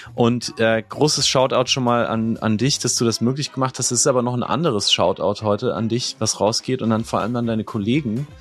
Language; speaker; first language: German; native; German